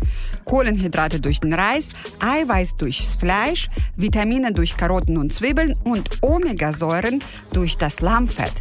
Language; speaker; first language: German; non-native, fluent; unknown